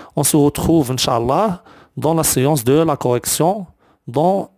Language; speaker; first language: French; non-native, local second language; Arabic